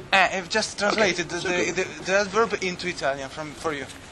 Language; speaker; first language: English; non-native, fluent; Italian